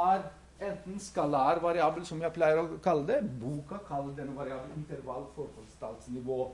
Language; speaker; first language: Norwegian; non-native, fluent; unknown